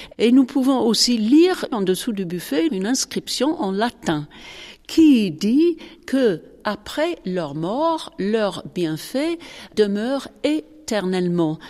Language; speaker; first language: French; native; French